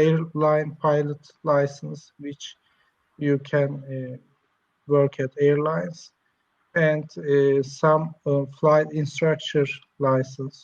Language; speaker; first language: English; non-native, learner; Turkish